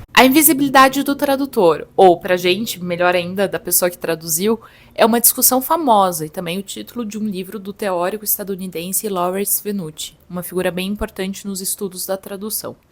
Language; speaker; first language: Portuguese; native; Portuguese